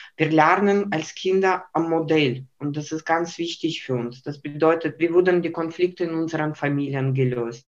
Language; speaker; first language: German; non-native, fluent; Lithuanian